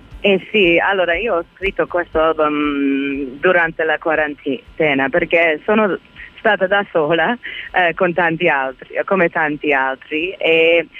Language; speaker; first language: Italian; early bilingual, heritage; Italian